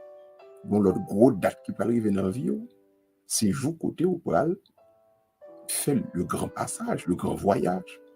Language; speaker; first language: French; non-native, local second language; Haitian Creole